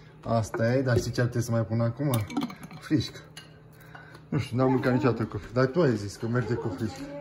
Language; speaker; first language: Romanian; early bilingual, heritage; Romanian